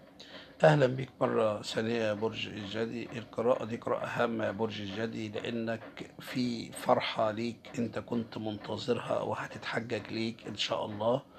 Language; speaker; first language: Arabic; native; Arabic